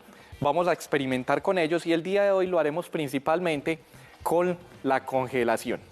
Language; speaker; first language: Spanish; native; Spanish